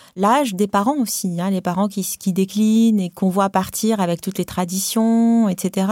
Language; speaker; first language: French; non-native, local second language; Arabic